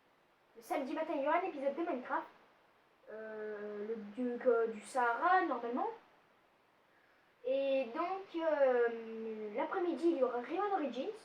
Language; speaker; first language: French; native; French